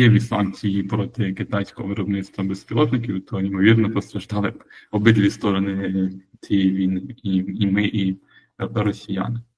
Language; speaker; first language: Ukrainian; native; Ukrainian